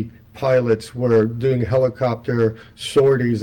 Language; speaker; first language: English; native; English